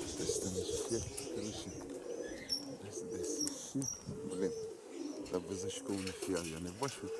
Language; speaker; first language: Ukrainian; non-native, local second language; Russian